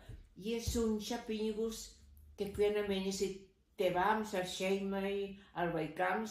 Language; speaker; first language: Lithuanian; early bilingual, heritage; Lithuanian